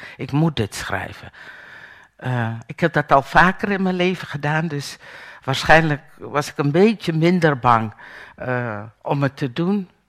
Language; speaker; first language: Dutch; native; Dutch